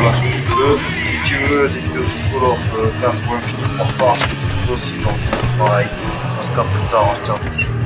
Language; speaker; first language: French; native; French